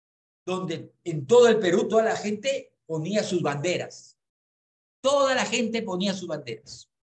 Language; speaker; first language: Spanish; native; Spanish